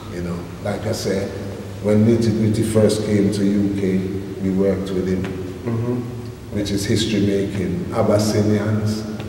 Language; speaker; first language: English; native; English